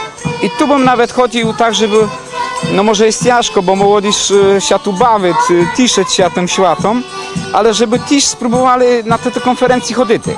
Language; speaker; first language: Polish; non-native, local second language; Rusyn